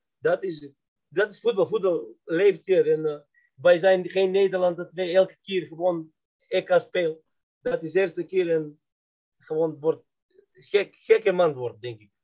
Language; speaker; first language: Dutch; non-native, fluent; Macedonian